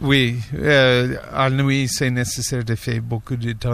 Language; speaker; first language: French; non-native, learner; English